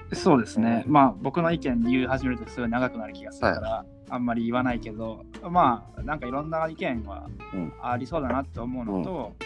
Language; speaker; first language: Japanese; native; Japanese